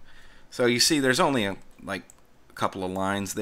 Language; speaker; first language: English; native; English